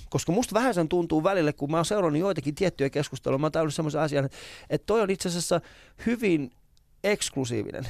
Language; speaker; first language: Finnish; early bilingual, other home language; Persian